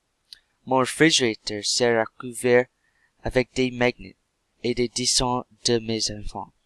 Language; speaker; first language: French; non-native, learner; English